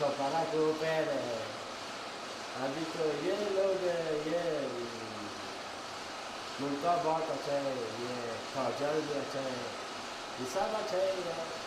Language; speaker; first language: Hindi; non-native, learner; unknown